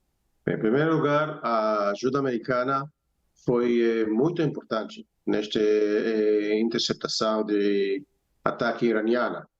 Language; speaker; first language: Portuguese; non-native, fluent; Hebrew